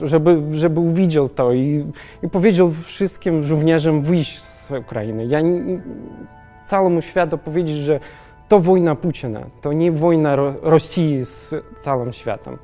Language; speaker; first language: Polish; non-native, learner; Russian